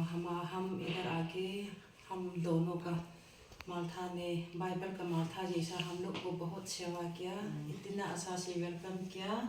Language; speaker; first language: Hindi; non-native, local second language; Thado Chin